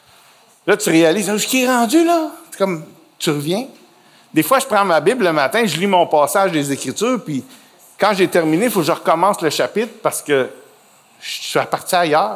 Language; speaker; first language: French; native; French